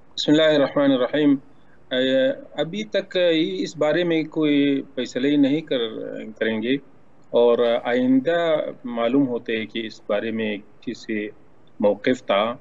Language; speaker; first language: Hindi; non-native, learner; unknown